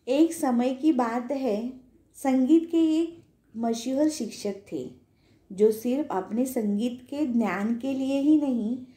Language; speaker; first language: Hindi; non-native, local second language; Marathi